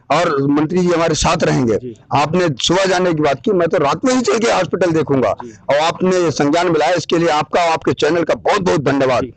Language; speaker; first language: Hindi; native; Hindi